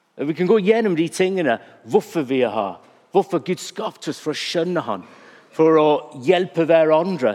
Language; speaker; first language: Norwegian; non-native, fluent; English